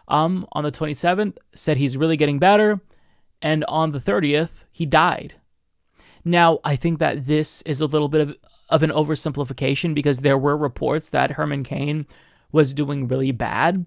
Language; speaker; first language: English; native; English